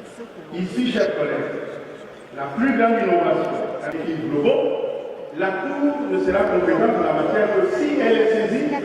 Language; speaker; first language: French; native; French